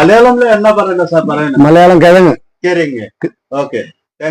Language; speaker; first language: Malayalam; non-native, learner; Assamese